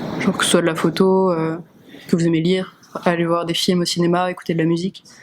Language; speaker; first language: French; native; French